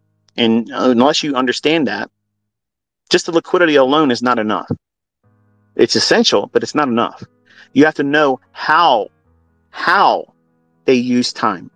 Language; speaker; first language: English; native; English